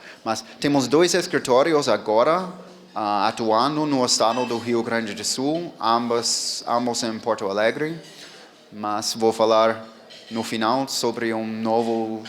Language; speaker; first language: Portuguese; non-native, fluent; English